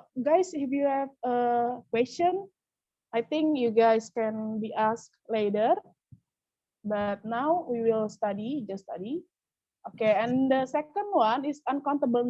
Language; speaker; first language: English; non-native, learner; Indonesian